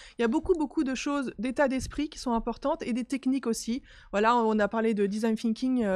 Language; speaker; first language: French; native; French